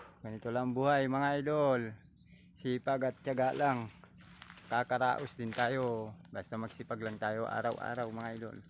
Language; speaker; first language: Filipino; native; Filipino